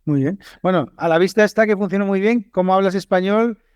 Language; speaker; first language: Spanish; native; Spanish